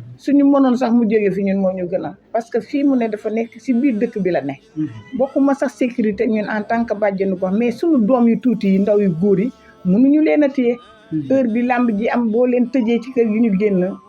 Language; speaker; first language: Wolof; native; Wolof